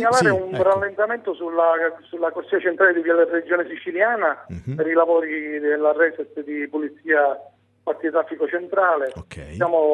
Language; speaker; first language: Italian; native; Italian